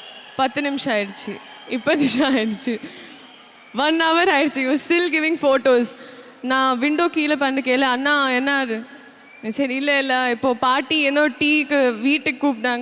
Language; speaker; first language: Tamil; non-native, learner; Telugu